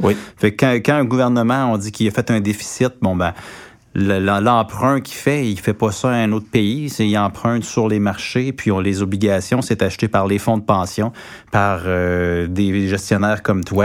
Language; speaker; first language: French; native; French